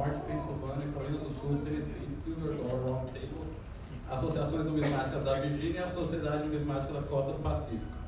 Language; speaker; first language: Portuguese; native; Portuguese